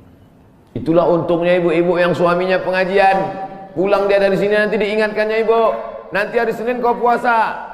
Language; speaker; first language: Malay; native; Malay